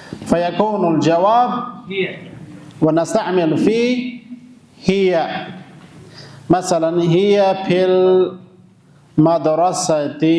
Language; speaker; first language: Arabic; non-native, local second language; Urdu